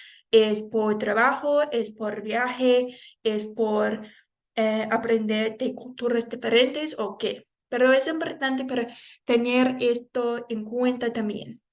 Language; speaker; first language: Spanish; non-native, fluent; English